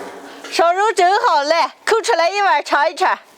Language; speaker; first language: Chinese; native; Chinese